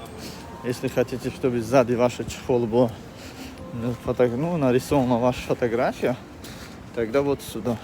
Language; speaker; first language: Russian; non-native, fluent; Tajik